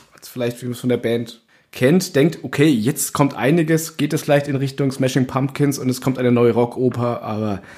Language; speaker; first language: German; native; German